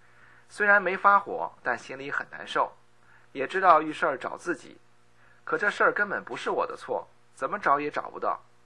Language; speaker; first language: Chinese; native; Chinese